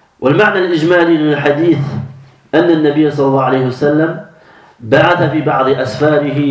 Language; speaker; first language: Arabic; non-native, fluent; French